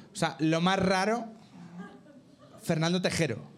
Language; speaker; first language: Spanish; native; Spanish